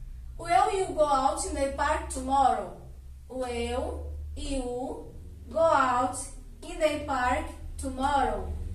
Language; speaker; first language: English; non-native, learner; Portuguese